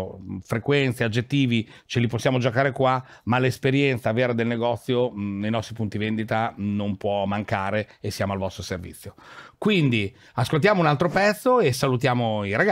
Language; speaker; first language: Italian; native; Italian